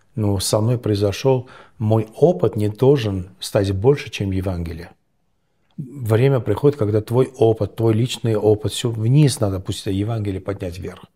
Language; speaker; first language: Russian; non-native, local second language; Georgian